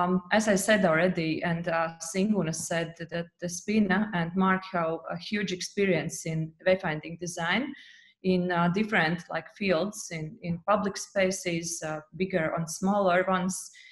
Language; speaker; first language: English; non-native, fluent; Latvian